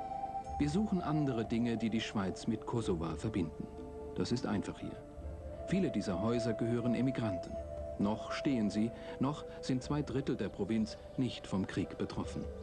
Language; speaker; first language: German; native; German